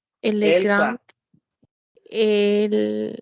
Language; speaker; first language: French; non-native, learner; Spanish